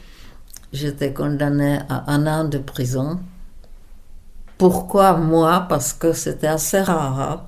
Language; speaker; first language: French; non-native, fluent; Czech